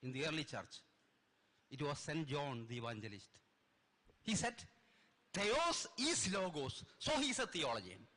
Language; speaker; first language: English; non-native, local second language; Malayalam